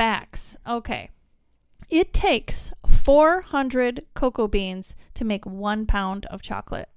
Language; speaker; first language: English; native; English